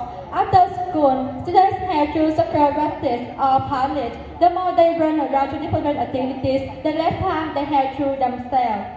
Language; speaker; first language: English; non-native, learner; Vietnamese